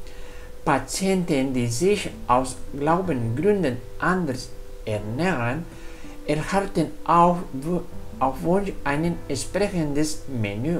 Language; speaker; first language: German; non-native, fluent; Spanish